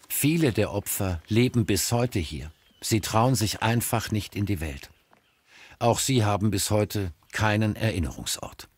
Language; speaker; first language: German; native; German